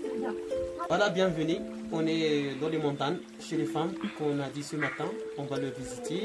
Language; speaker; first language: French; non-native, local second language; Arabic